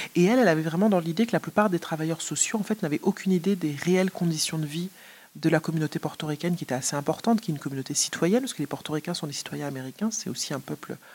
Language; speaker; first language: French; native; French